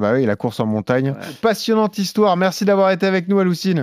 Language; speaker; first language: French; native; French